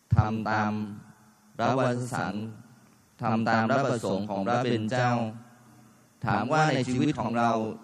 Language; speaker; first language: Thai; non-native, fluent; Vietnamese